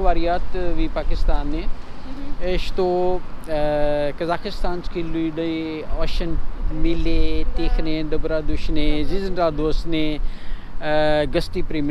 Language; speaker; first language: Russian; non-native, learner; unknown